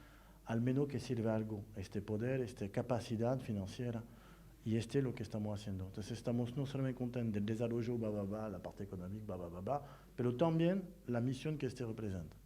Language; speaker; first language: Spanish; non-native, fluent; French